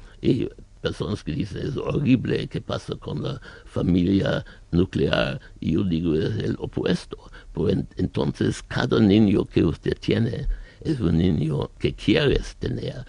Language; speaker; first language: Spanish; non-native, learner; German